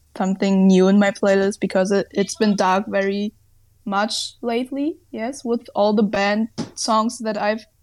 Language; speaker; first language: English; non-native, fluent; German